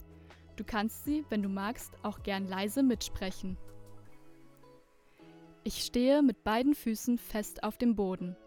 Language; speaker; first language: German; native; German